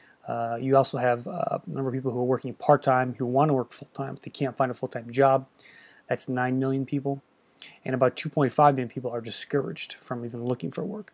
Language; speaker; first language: English; native; English